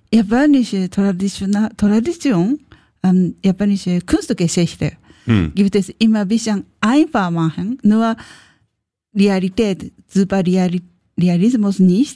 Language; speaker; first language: German; non-native, learner; Japanese